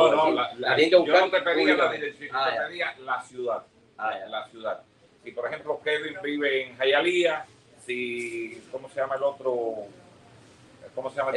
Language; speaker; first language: Spanish; native; Spanish